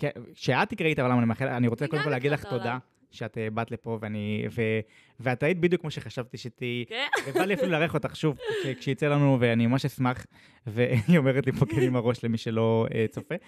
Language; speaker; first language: Hebrew; native; Hebrew